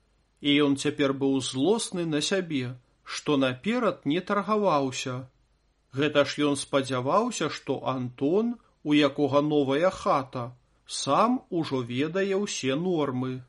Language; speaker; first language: Belarusian; native; Belarusian